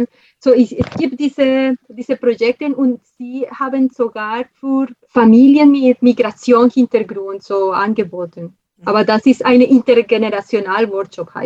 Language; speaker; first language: German; non-native, fluent; Spanish